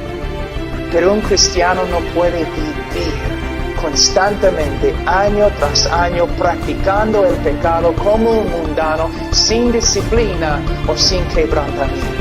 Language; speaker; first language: Spanish; non-native, fluent; English